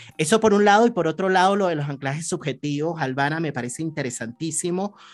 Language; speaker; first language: Spanish; native; Spanish